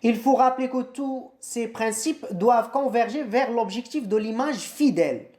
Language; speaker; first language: French; non-native, local second language; Arabic